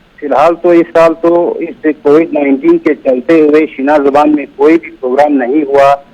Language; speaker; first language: Urdu; non-native, local second language; Shina